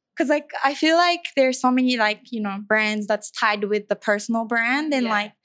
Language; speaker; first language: English; non-native, fluent; Japanese